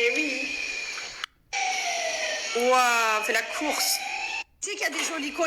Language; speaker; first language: French; native; French